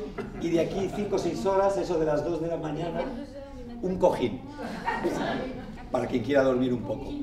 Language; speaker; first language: Spanish; native; Spanish